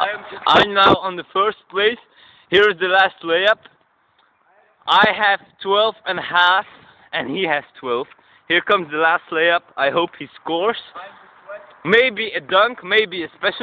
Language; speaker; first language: English; non-native, learner; Dutch